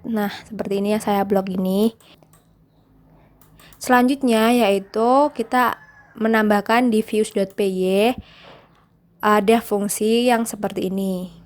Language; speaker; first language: Indonesian; native; Indonesian